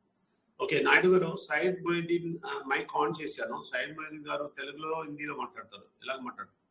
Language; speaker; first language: Telugu; non-native, learner; Hindi